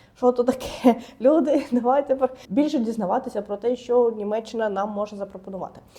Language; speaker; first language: Ukrainian; native; Ukrainian